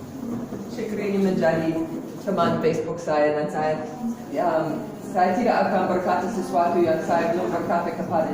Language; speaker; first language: Indonesian; non-native, fluent; English